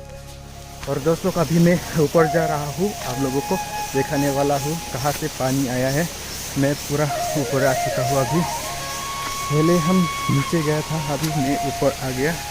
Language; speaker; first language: Hindi; non-native, local second language; Karbi